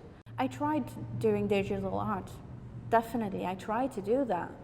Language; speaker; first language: English; non-native, fluent; Dutch